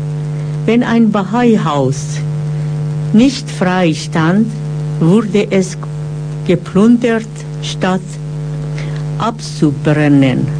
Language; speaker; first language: German; non-native, fluent; Persian